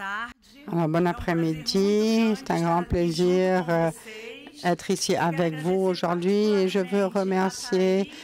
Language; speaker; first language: French; non-native, fluent; Portuguese